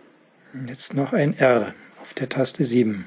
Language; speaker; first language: German; native; German